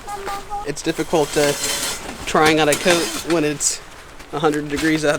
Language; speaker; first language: English; native; English